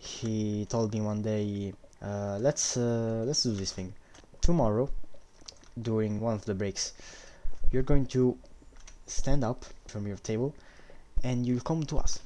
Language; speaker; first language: English; non-native, fluent; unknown